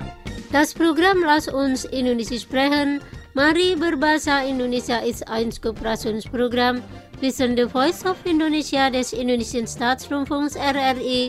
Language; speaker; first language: German; non-native, fluent; Indonesian